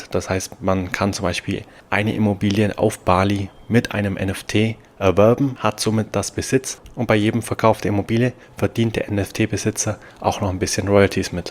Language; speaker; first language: German; native; German